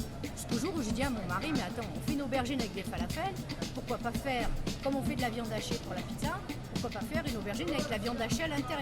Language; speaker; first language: French; native; French